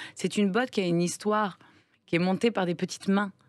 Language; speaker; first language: French; native; French